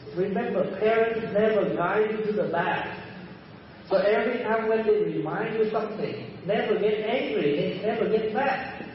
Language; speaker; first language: English; early bilingual, other home language; Vietnamese